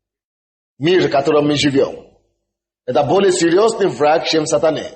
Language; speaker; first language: Russian; non-native, fluent; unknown